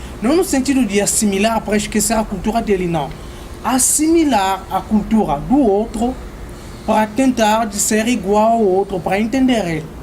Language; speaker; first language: Portuguese; non-native, fluent; Kongo